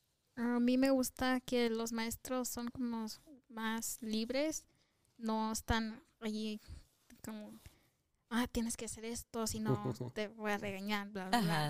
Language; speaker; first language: Spanish; early bilingual, heritage; Spanish